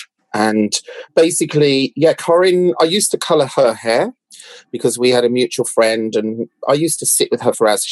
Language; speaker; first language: English; native; English